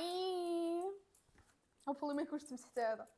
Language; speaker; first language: Arabic; native; Arabic